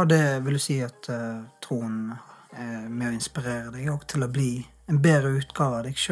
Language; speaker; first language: Norwegian; native; Norwegian